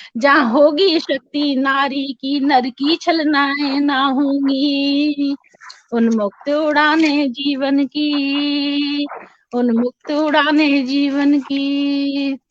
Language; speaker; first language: Hindi; native; Hindi